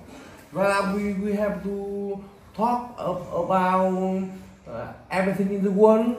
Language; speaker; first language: English; non-native, learner; Vietnamese